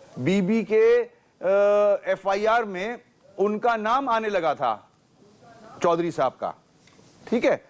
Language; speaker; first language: Urdu; native; Urdu